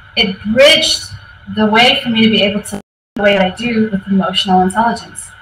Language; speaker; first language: English; native; English